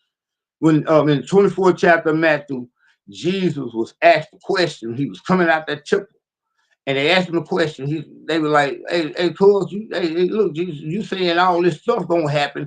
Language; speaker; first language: English; native; English